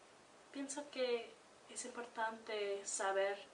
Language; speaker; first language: Spanish; early bilingual, heritage; Spanish